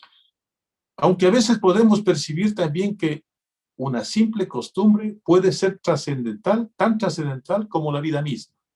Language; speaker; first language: Spanish; native; Spanish